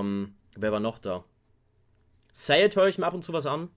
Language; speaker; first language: German; native; German